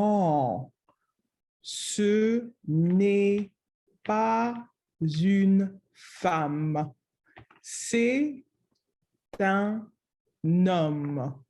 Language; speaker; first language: French; non-native, learner; English